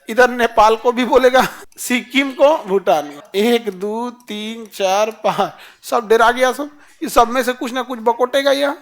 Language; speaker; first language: Hindi; native; Hindi